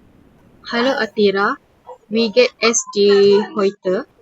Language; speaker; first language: German; non-native, learner; Malay